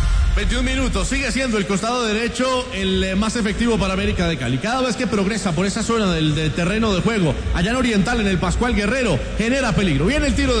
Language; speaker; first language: Spanish; native; Spanish